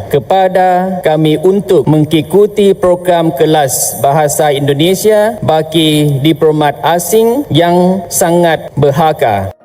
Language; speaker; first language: Indonesian; non-native, fluent; Lao